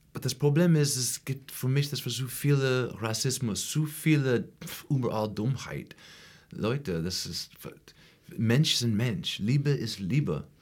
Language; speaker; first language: German; non-native, learner; English